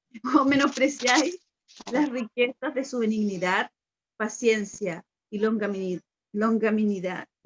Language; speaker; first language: Spanish; native; Spanish